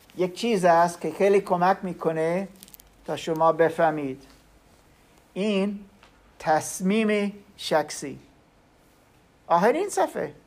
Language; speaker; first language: Persian; non-native, learner; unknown